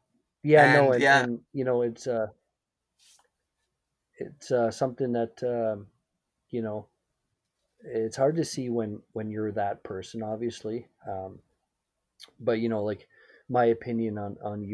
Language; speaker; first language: English; native; English